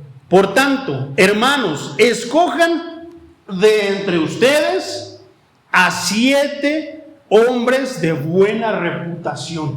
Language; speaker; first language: Spanish; native; Spanish